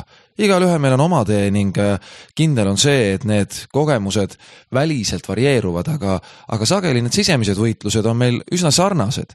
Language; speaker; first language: Estonian; native; Estonian